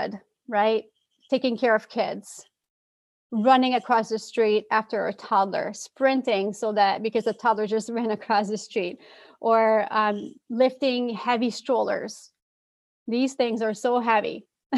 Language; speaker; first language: English; non-native, fluent; French